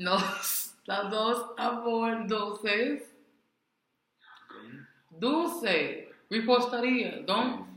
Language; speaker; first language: Spanish; non-native, learner; English